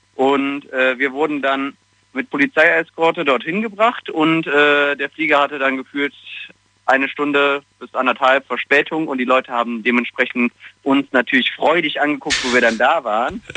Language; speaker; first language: German; non-native, fluent; Italian